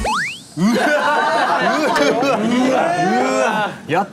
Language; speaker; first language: Japanese; native; Japanese